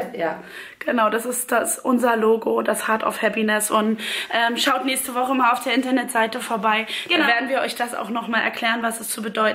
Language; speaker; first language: German; native; German